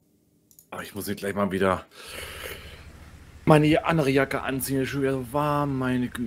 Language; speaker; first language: German; native; German